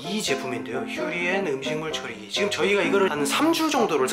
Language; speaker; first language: Korean; native; Korean